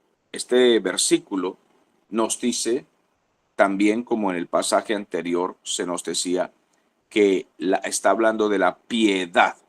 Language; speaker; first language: Spanish; native; Spanish